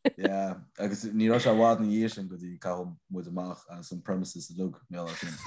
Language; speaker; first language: Irish; native; Irish